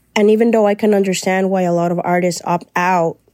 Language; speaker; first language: English; non-native, fluent; Spanish